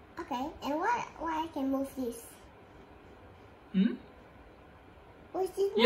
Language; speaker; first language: English; non-native, learner; Indonesian